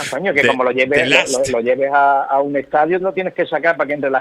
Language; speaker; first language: Spanish; native; Spanish